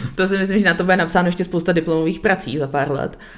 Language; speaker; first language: Czech; native; Czech